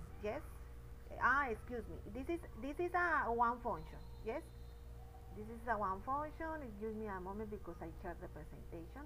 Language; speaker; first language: English; non-native, learner; Spanish